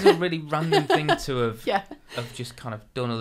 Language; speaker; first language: English; native; English